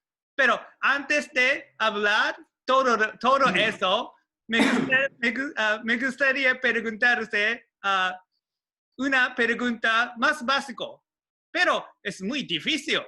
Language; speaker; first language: Spanish; non-native, learner; Japanese